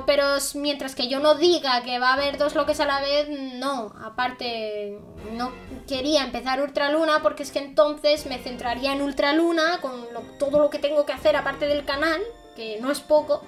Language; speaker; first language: Spanish; native; Spanish